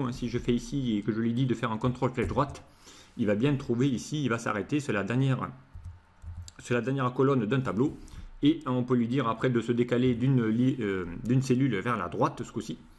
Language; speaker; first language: French; native; French